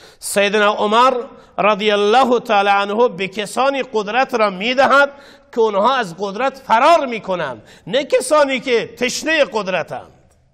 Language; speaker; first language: Persian; non-native, local second language; Baluchi